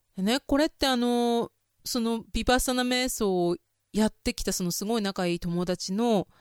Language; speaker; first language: Japanese; native; Japanese